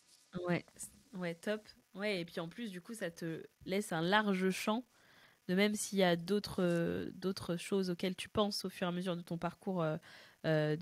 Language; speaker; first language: French; native; French